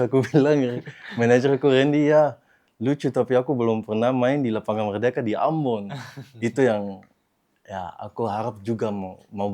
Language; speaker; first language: Indonesian; early bilingual, heritage; Dutch